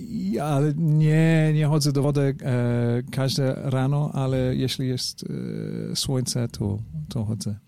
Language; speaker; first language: Polish; non-native, learner; English